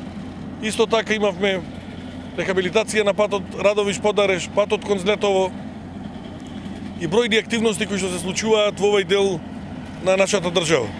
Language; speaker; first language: Macedonian; native; Macedonian